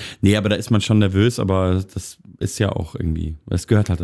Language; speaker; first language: German; native; German